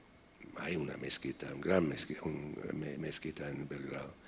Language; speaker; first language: Spanish; non-native, fluent; English